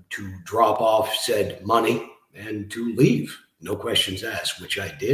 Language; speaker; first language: English; native; English